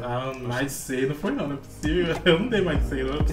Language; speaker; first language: Portuguese; native; Portuguese